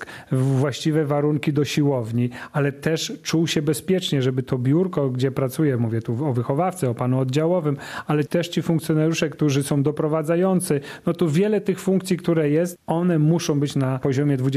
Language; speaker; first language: Polish; native; Polish